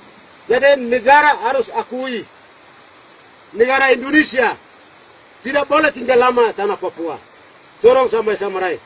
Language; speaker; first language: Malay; non-native, local second language; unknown